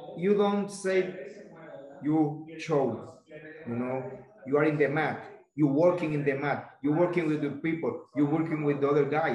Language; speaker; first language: English; non-native, learner; Spanish